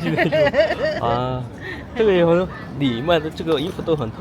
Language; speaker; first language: Chinese; non-native, fluent; Korean